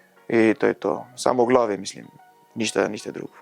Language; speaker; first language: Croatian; non-native, learner; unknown